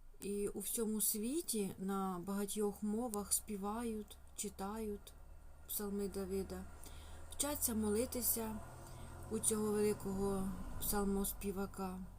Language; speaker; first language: Ukrainian; non-native, local second language; Russian